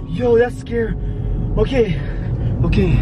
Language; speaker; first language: English; native; English